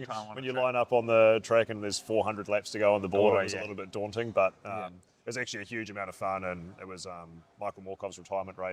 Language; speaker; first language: English; native; English